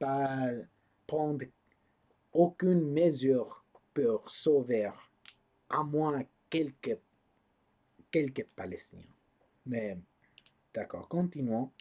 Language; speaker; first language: French; non-native, learner; English